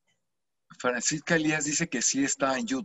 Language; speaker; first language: Spanish; native; Spanish